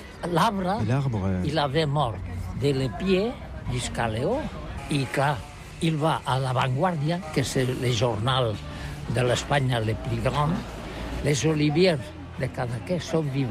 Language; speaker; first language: French; non-native, learner; Catalan